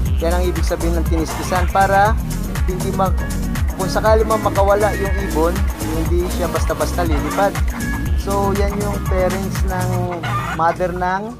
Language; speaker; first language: Filipino; non-native, local second language; Iloko